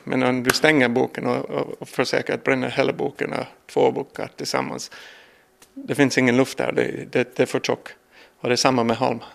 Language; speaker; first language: Swedish; non-native, learner; English